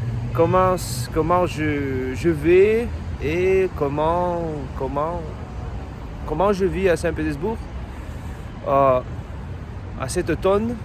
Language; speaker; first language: French; non-native, fluent; Russian